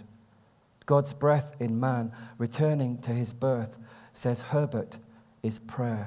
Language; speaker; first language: English; native; English